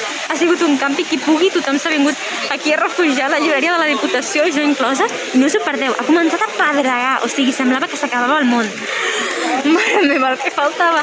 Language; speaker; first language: Catalan; native; Catalan